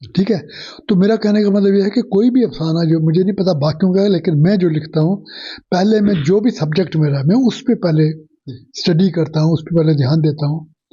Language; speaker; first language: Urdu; non-native, local second language; Punjabi